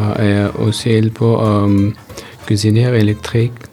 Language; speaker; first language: French; non-native, learner; Persian